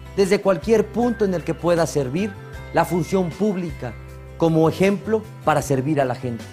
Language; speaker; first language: Spanish; native; Spanish